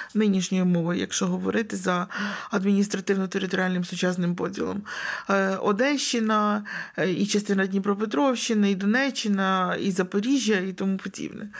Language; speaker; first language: Ukrainian; native; Ukrainian